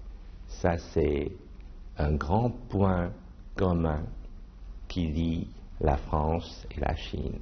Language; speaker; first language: French; non-native, fluent; Chinese